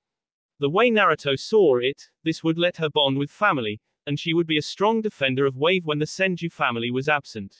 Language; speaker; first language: English; native; English